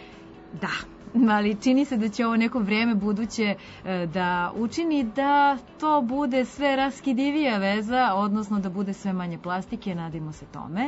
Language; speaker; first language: Serbian; native; Serbian